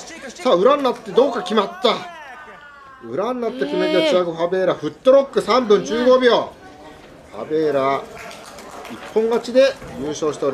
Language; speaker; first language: Japanese; native; Japanese